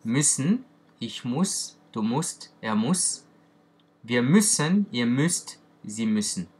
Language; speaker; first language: German; non-native, fluent; French